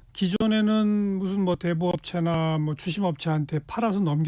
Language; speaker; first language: Korean; native; Korean